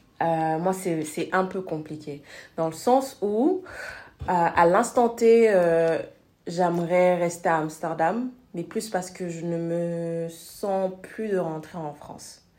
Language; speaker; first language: French; non-native, local second language; Wolof